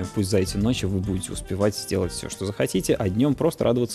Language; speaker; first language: Russian; native; Russian